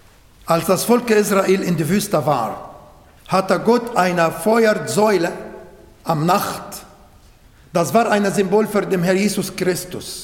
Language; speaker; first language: German; non-native, fluent; Arabic